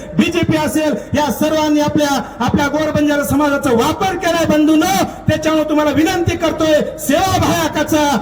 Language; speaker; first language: Marathi; non-native, local second language; Lambadi